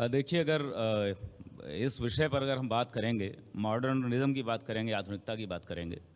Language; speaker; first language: Hindi; native; Hindi